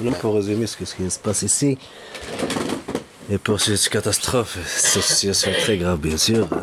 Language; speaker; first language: French; non-native, learner; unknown